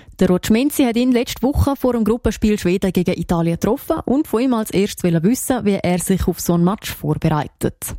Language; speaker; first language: German; native; German